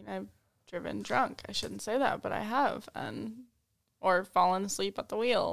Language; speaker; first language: English; native; English